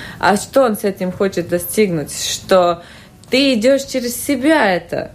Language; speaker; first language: Russian; non-native, local second language; Latvian